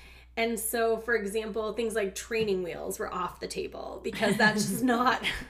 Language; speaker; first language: English; native; English